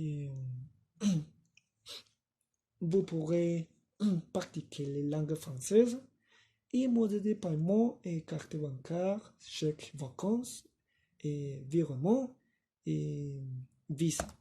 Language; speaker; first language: French; non-native, learner; Spanish